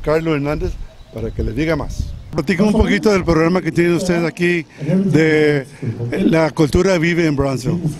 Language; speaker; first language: Spanish; early bilingual, heritage; Spanish